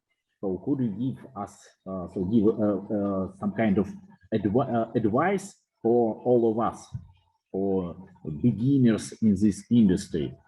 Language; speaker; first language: English; non-native, fluent; Russian